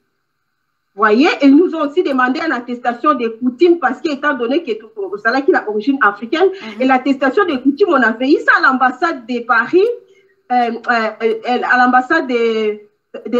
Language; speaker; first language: French; non-native, local second language; Lingala